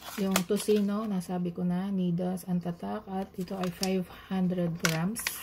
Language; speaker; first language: Filipino; native; Filipino